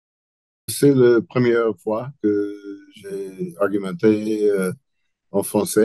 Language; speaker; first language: French; non-native, learner; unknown